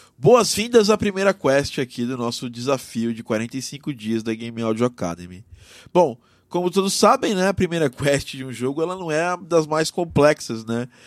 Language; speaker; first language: Portuguese; native; Portuguese